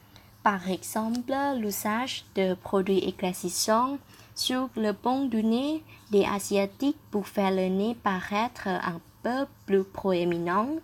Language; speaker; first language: French; non-native, fluent; Thai